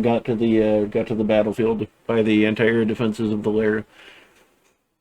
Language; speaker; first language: English; native; English